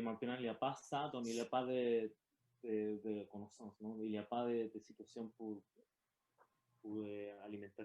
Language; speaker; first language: French; non-native, learner; Spanish